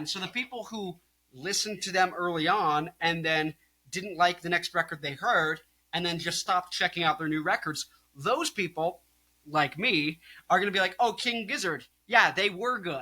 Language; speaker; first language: English; native; English